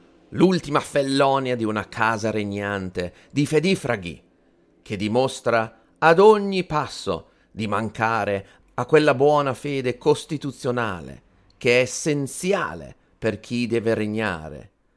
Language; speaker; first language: Italian; native; Italian